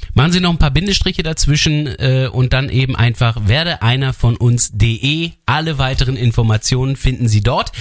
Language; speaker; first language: German; native; German